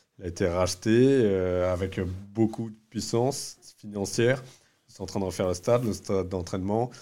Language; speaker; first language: French; early bilingual, other home language; Vietnamese